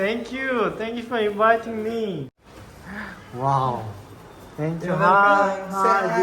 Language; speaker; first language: English; non-native, learner; Korean